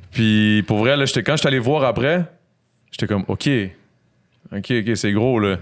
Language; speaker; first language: French; native; French